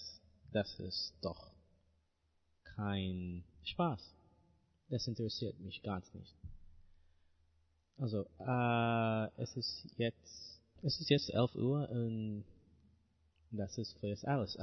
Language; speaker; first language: German; non-native, learner; English